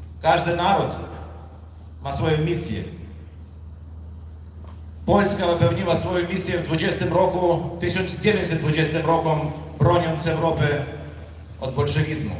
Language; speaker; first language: Polish; non-native, fluent; Ukrainian